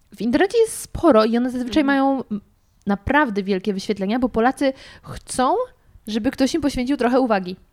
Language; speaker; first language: Polish; native; Polish